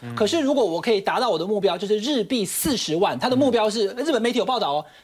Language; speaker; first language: Chinese; native; Chinese